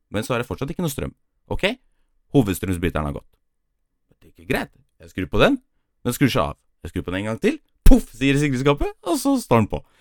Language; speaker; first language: Norwegian; early bilingual, other home language; Polish